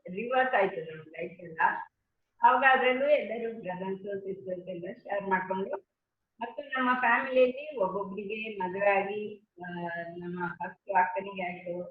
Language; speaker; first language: Kannada; native; Kannada